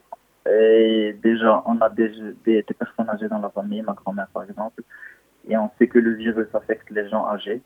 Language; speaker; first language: French; non-native, local second language; Arabic